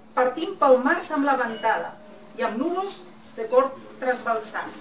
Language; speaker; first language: Catalan; non-native, local second language; Spanish